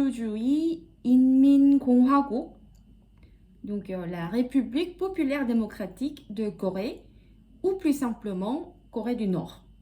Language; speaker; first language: French; non-native, fluent; Korean